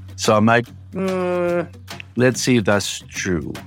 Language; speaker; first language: English; early bilingual, other home language; Spanish